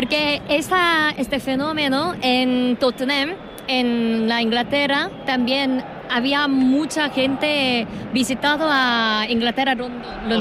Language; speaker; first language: Spanish; non-native, learner; Korean